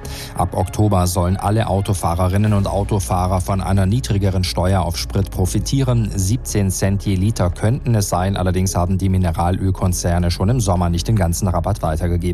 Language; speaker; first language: German; native; German